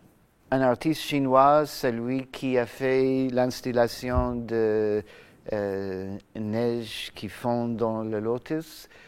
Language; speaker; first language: French; non-native, fluent; English